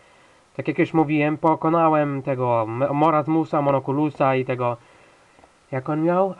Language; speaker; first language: Polish; native; Polish